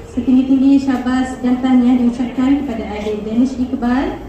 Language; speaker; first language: Malay; native; Malay